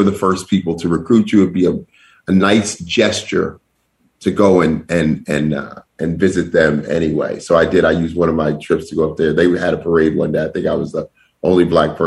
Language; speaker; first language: English; native; English